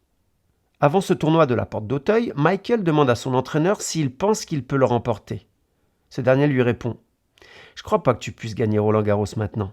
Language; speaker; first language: French; native; French